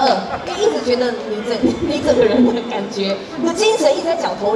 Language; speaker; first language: Chinese; native; Chinese